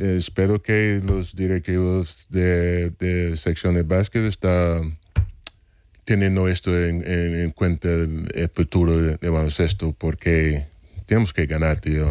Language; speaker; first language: Spanish; non-native, fluent; English